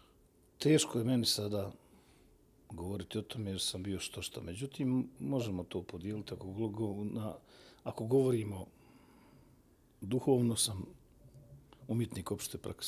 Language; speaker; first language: Serbian; native; Serbian